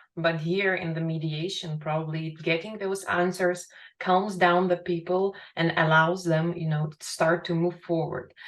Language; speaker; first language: English; non-native, fluent; Lithuanian